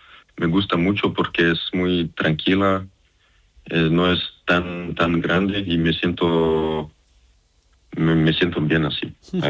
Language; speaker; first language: Spanish; non-native, learner; Serbian